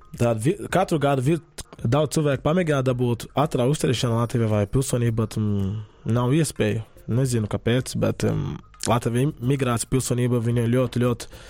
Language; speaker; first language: Latvian; non-native, learner; Portuguese